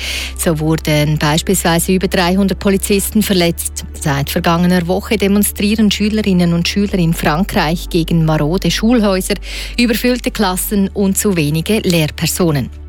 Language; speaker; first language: German; native; German